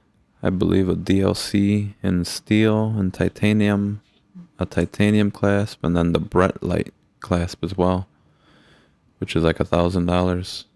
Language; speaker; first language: English; native; English